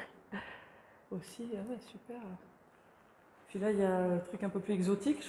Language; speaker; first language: French; native; French